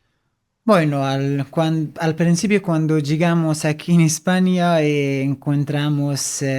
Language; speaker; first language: Spanish; non-native, fluent; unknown